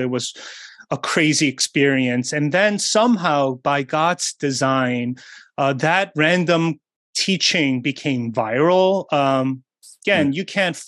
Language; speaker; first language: English; early bilingual, other home language; Korean